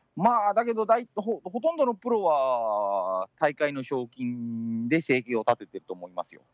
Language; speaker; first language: Japanese; early bilingual, heritage; Japanese